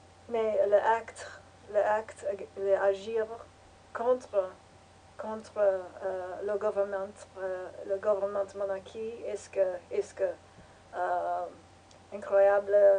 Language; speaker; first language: French; non-native, learner; English